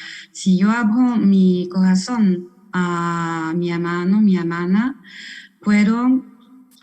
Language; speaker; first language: Spanish; non-native, fluent; German